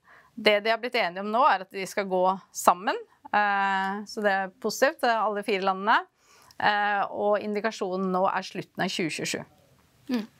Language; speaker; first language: Norwegian; native; Norwegian